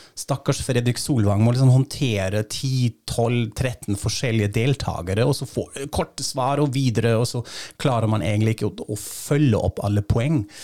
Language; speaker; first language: Norwegian; non-native, fluent; German